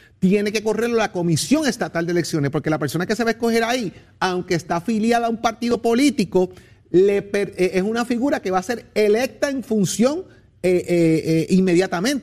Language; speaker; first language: Spanish; native; Spanish